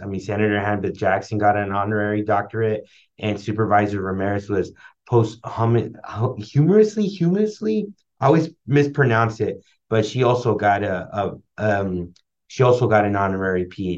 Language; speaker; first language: English; early bilingual, other home language; Spanish